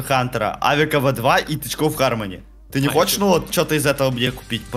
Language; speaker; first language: Russian; native; Russian